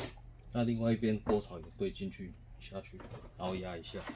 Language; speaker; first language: Chinese; native; Chinese